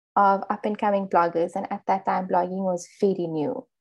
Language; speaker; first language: English; native; English